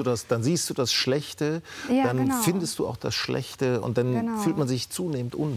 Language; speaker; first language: German; native; German